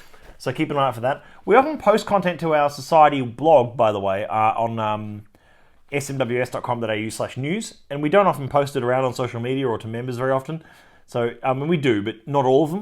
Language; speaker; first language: English; native; English